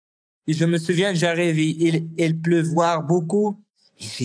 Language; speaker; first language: French; non-native, learner; Arabic